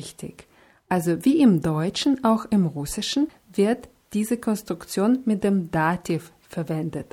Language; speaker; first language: German; non-native, fluent; Russian